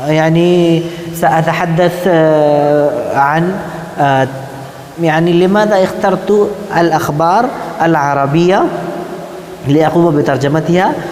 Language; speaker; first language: Arabic; non-native, fluent; Urdu